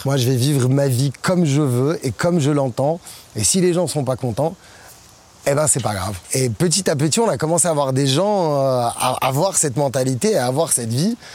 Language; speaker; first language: French; non-native, local second language; Arabic